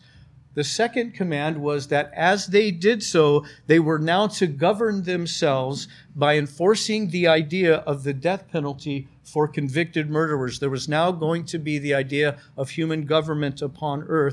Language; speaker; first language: English; native; English